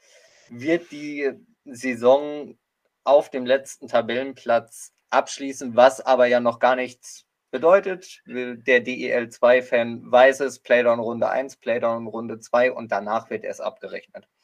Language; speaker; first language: German; native; German